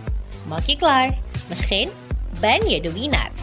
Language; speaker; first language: Dutch; non-native, fluent; Indonesian